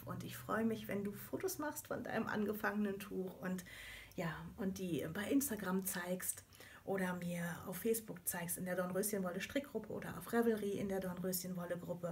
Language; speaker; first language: German; native; German